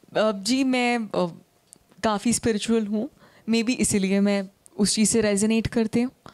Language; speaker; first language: Hindi; native; Hindi